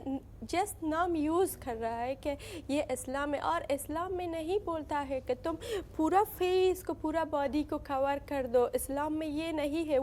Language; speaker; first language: Hindi; non-native, learner; Persian